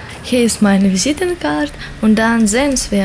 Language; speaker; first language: German; non-native, learner; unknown